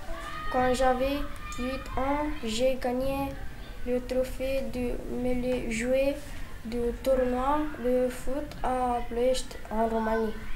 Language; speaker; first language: French; non-native, learner; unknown